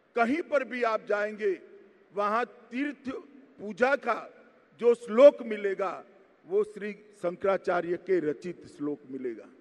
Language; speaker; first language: Hindi; non-native, local second language; Gujarati